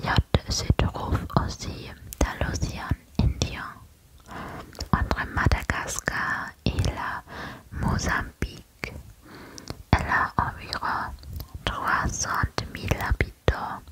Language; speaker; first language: French; non-native, learner; German